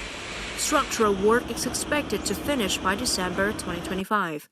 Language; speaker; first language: English; non-native, fluent; Vietnamese